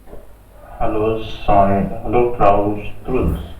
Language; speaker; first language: German; non-native, learner; Hindi